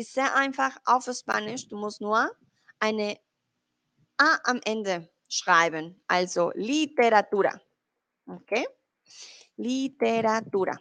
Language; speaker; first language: German; non-native, learner; Spanish